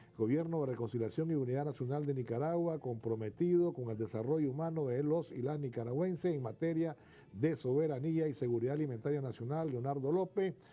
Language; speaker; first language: Spanish; native; Spanish